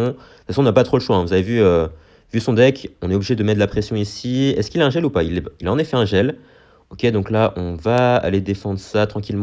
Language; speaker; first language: French; native; French